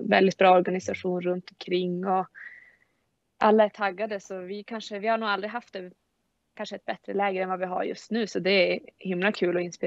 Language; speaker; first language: Swedish; native; Swedish